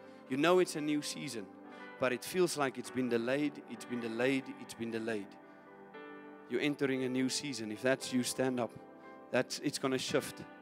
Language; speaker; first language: English; non-native, local second language; Afrikaans